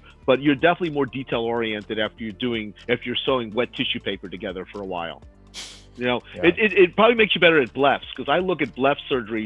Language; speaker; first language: English; native; English